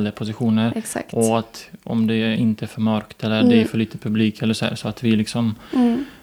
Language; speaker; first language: Swedish; non-native, fluent; Ukrainian